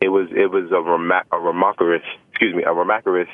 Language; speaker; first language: English; native; English